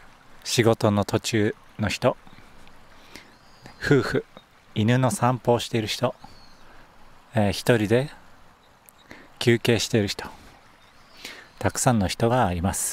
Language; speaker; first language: Japanese; native; Japanese